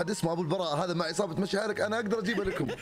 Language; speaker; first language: Arabic; native; Arabic